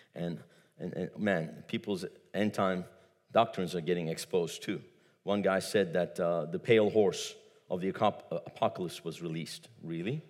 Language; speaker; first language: English; non-native, fluent; Turkish